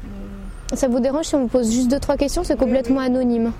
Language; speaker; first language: French; native; French